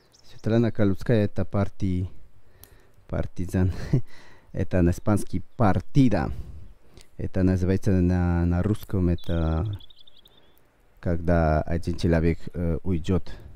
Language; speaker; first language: Russian; non-native, learner; Spanish